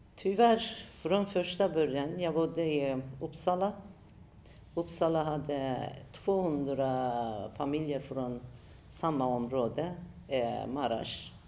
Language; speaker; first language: Swedish; non-native, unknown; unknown